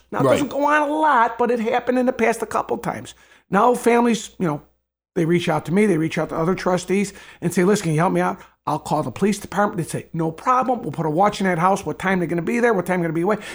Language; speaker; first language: English; native; English